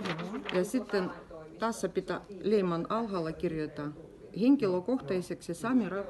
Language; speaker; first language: Finnish; non-native, learner; Russian